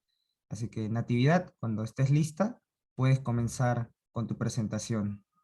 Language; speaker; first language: Spanish; native; Spanish